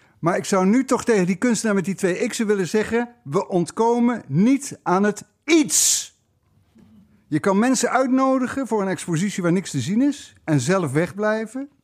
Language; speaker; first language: Dutch; native; Dutch